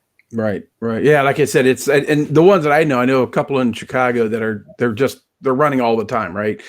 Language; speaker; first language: English; native; English